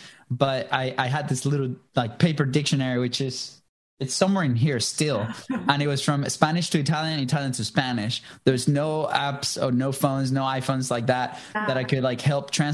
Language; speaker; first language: English; non-native, fluent; Spanish